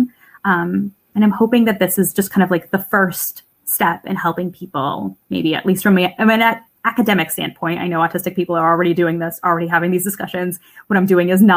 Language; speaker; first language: English; early bilingual, other home language; Russian